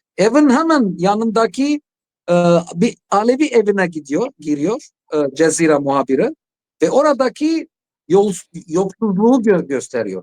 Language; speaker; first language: Turkish; non-native, fluent; Arabic